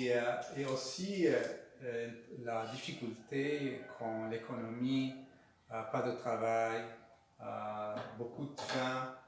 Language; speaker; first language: French; non-native, learner; Spanish